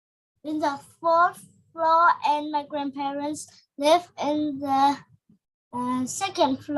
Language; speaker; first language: English; non-native, learner; Vietnamese